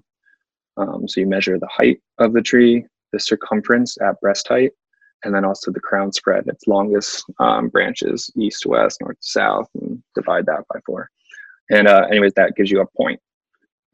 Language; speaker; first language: English; native; English